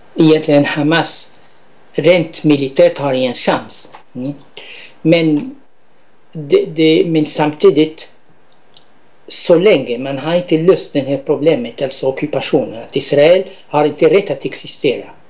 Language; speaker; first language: Swedish; non-native, fluent; Arabic